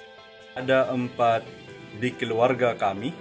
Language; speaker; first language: Indonesian; non-native, learner; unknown